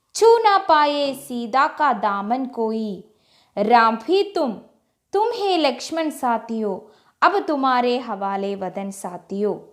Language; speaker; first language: Hindi; non-native, local second language; Malayalam